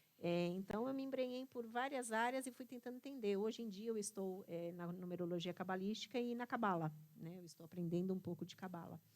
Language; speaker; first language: Portuguese; early bilingual, other home language; Italian